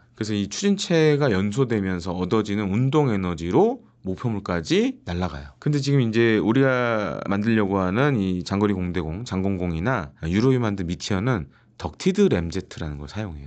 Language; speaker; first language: Korean; native; Korean